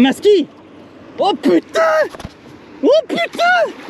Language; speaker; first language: French; native; French